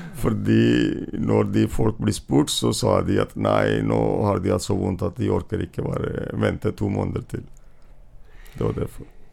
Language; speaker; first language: Norwegian; non-native, fluent; Hindi